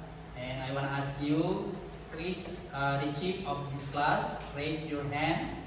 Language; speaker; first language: English; non-native, learner; Indonesian